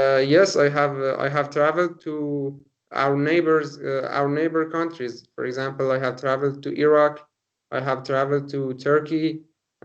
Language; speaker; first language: English; non-native, learner; Persian